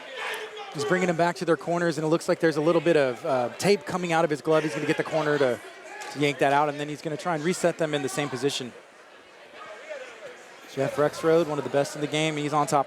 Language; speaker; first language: English; native; English